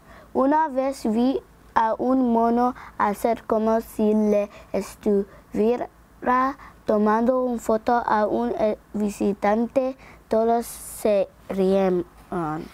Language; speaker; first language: Spanish; non-native, learner; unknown